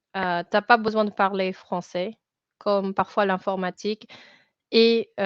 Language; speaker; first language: French; non-native, fluent; Filipino